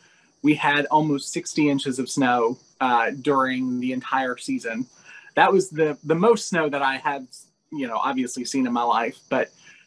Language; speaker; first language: English; native; English